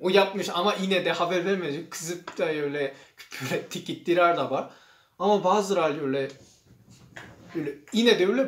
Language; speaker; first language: Turkish; non-native, learner; Korean